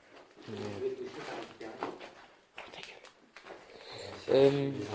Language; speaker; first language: French; native; French